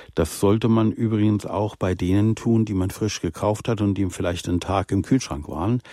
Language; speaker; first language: German; native; German